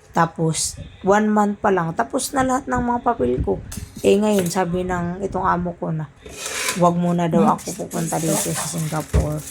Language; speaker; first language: Filipino; non-native, local second language; Cebuano